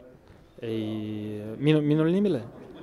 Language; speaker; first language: Estonian; non-native, local second language; Russian